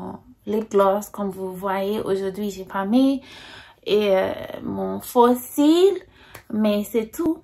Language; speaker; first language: French; non-native, fluent; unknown